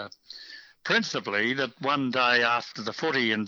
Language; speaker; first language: English; native; English